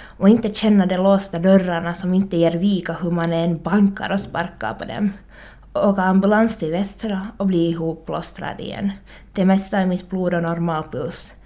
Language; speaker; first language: Swedish; native; Swedish